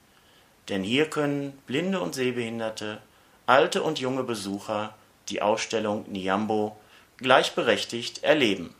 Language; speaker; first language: German; native; German